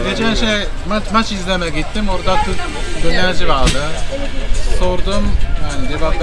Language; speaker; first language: Turkish; non-native, learner; Japanese